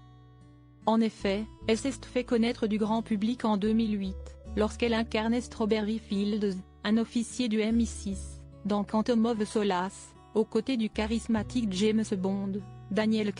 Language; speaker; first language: French; native; French